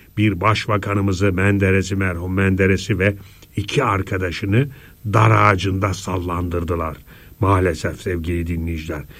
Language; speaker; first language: Turkish; native; Turkish